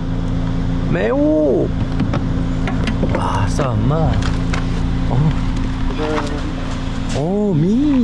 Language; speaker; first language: Thai; non-native, learner; Korean